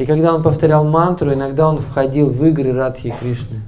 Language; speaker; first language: Russian; native; Russian